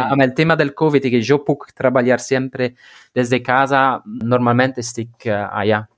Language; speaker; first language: Catalan; non-native, learner; Dutch